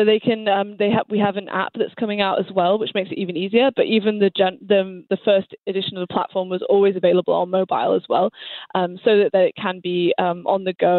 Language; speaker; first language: English; native; English